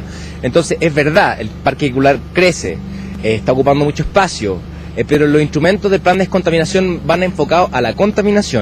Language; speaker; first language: Spanish; native; Spanish